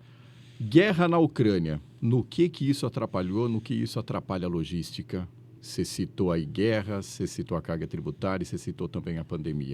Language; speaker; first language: Portuguese; native; Portuguese